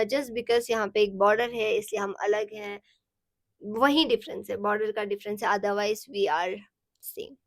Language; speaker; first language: Hindi; non-native, local second language; Sicilian